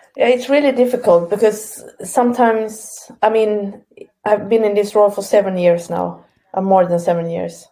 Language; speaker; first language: English; non-native, fluent; Swedish